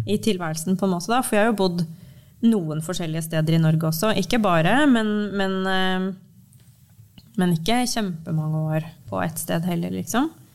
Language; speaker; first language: Norwegian; native; Norwegian